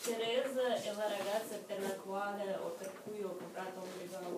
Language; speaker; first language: Italian; non-native, learner; Russian